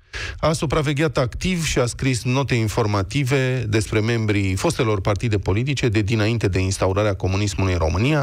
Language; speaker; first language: Romanian; native; Romanian